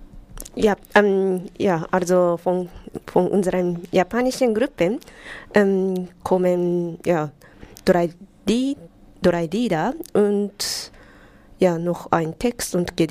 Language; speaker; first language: German; non-native, learner; Japanese